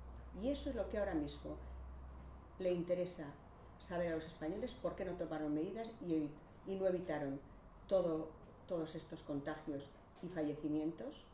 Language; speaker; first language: Spanish; native; Spanish